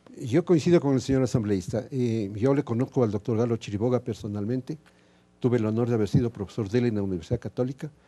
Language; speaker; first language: Spanish; native; Spanish